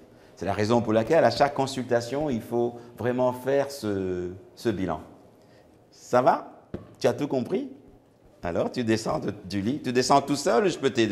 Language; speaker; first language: French; native; French